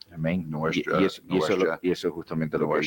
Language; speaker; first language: Spanish; native; Spanish